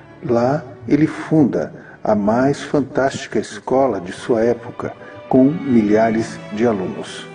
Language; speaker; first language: Portuguese; native; Portuguese